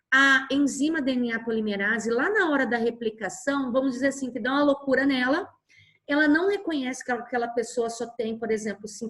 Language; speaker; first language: Portuguese; native; Portuguese